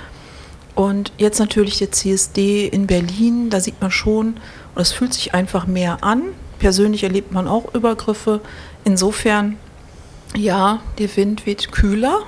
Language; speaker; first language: German; native; German